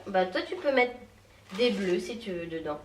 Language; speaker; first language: French; native; French